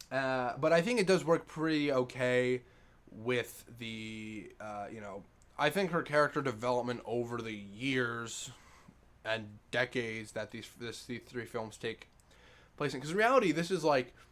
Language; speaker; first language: English; native; English